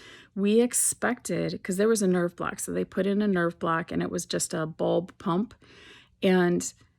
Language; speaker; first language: English; native; English